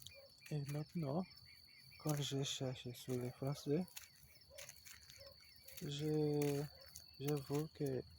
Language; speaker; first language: French; non-native, learner; Portuguese